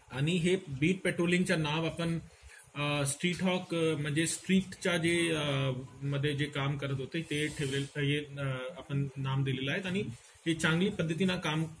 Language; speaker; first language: Marathi; non-native, local second language; Hindi